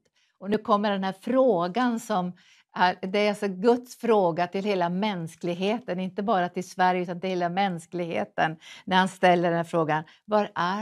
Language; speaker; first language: Swedish; native; Swedish